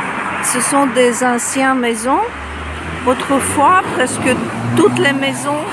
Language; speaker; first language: French; non-native, fluent; Russian